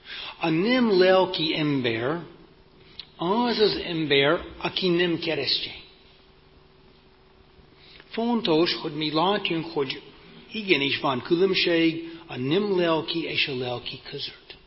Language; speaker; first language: Hungarian; non-native, fluent; English